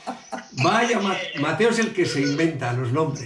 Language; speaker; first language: Spanish; native; Spanish